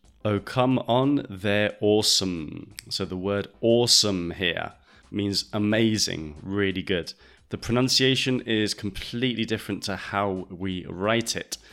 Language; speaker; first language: English; native; English